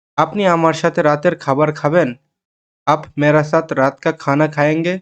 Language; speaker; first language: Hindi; non-native, learner; Bangla